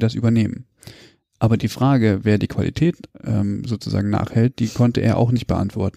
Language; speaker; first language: German; native; German